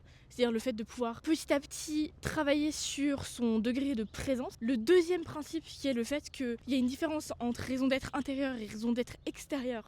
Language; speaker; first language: French; native; French